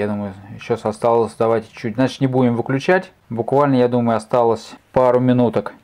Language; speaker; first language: Russian; native; Russian